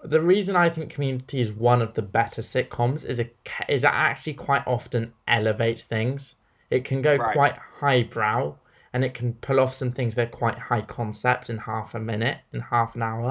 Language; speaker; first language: English; native; English